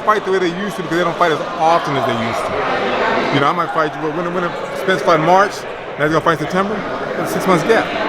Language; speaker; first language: English; native; English